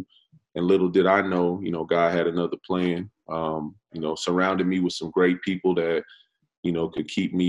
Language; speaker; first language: English; native; English